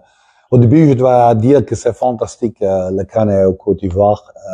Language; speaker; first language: French; non-native, fluent; Dutch